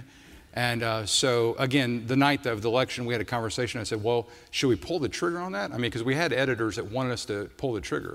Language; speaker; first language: English; native; English